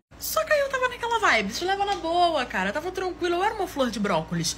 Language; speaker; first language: Portuguese; native; Portuguese